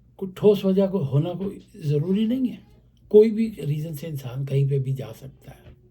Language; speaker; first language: Urdu; native; Urdu